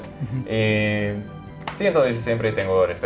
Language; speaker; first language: Spanish; non-native, fluent; English